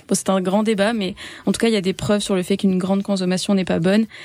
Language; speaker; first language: French; native; French